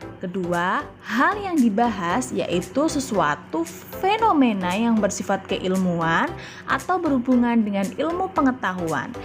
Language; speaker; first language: Indonesian; native; Indonesian